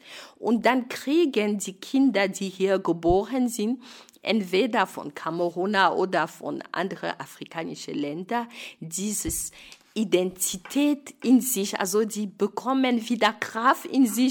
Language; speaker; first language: German; non-native, fluent; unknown